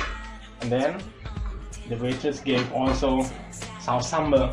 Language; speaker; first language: English; non-native, fluent; Indonesian